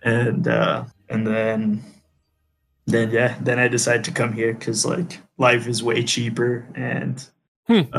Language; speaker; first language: English; early bilingual, other home language; Spanish